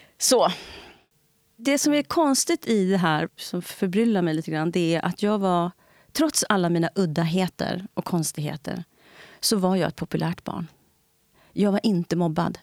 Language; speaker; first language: Swedish; native; Swedish